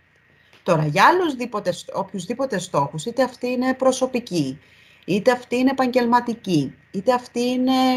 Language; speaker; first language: Greek; native; Greek